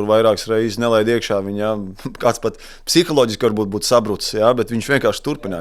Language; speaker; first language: Latvian; native; Latvian